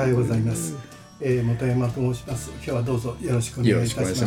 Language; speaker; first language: Japanese; native; Japanese